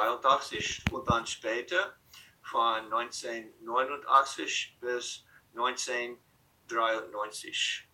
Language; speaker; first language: German; non-native, fluent; English